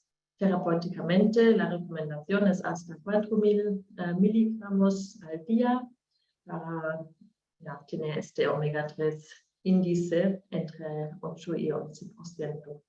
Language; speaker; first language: Spanish; non-native, learner; German